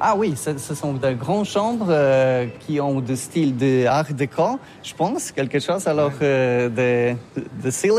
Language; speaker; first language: French; non-native, learner; Polish